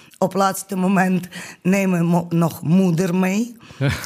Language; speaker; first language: Dutch; non-native, learner; Ukrainian